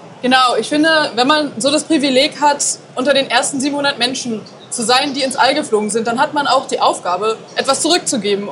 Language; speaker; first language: German; native; German